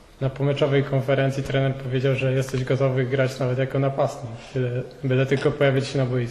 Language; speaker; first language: Polish; native; Polish